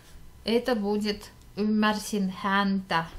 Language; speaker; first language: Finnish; non-native, fluent; Russian